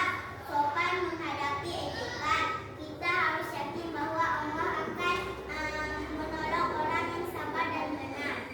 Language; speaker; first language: Indonesian; native; Indonesian